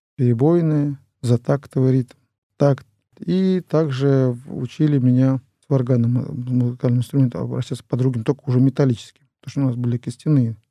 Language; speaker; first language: Russian; non-native, local second language; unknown